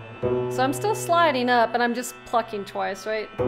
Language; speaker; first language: English; native; English